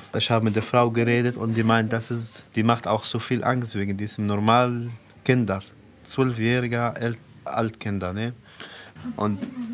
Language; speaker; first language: German; non-native, fluent; Arabic